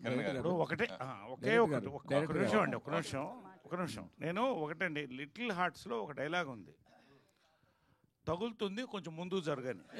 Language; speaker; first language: Telugu; native; Telugu